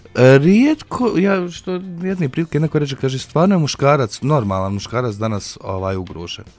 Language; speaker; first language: Bosnian; native; Bosnian